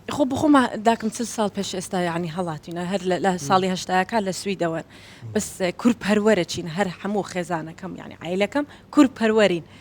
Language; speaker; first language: Central Kurdish; early bilingual, heritage; Central Kurdish